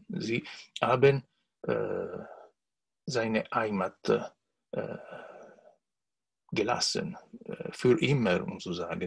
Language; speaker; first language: German; non-native, learner; Italian